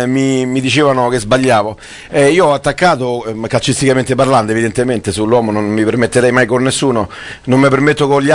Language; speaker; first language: Italian; native; Italian